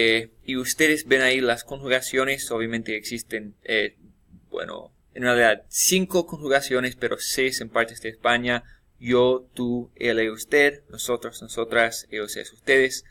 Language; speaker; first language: Spanish; non-native, fluent; English